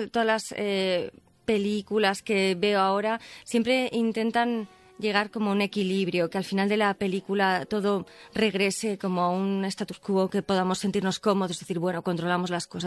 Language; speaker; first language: Spanish; native; Spanish